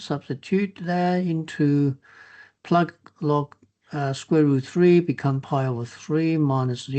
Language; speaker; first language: English; non-native, fluent; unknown